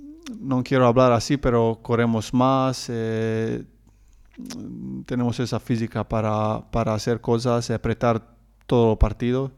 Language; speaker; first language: Spanish; non-native, learner; Croatian